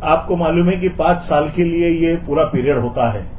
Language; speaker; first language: Hindi; non-native, local second language; Marathi